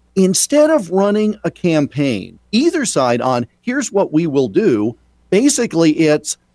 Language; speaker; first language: English; native; English